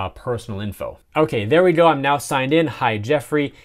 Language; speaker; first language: English; native; English